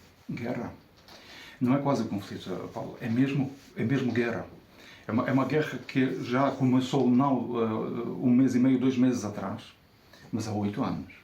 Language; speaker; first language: Portuguese; non-native, fluent; Ukrainian